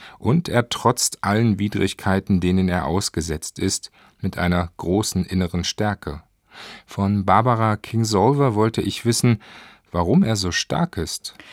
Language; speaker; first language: German; native; German